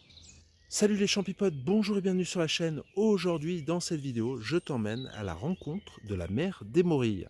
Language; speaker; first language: French; native; French